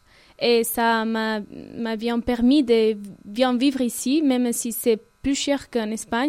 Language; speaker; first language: French; non-native, fluent; Spanish